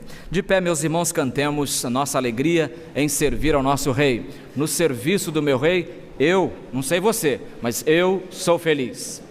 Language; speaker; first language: Portuguese; native; Portuguese